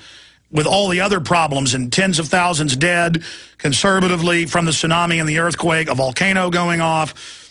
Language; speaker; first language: English; native; English